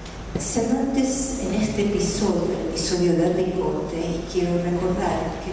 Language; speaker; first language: Spanish; native; Spanish